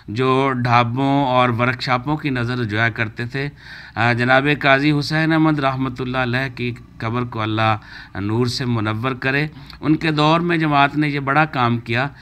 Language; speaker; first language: Urdu; non-native, local second language; Punjabi